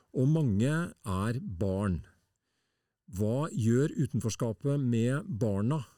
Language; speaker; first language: Norwegian; native; Norwegian